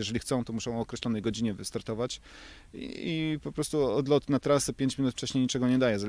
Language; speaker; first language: Polish; native; Polish